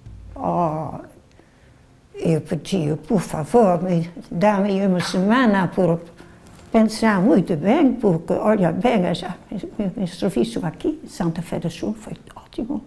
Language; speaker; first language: Portuguese; non-native, learner; Dutch